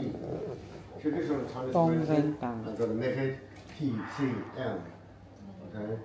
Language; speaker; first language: English; non-native, fluent; Chinese